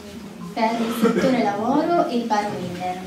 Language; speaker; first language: Italian; native; Italian